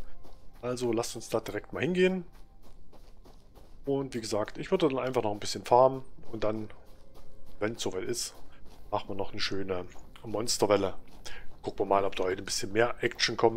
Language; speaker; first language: German; native; German